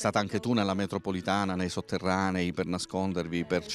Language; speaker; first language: Italian; native; Italian